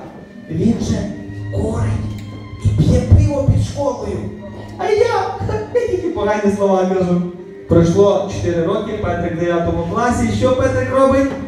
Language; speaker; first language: Ukrainian; native; Ukrainian